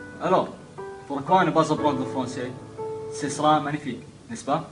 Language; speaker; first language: French; non-native, learner; Arabic